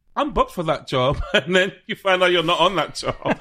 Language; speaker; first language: English; non-native, local second language; Akan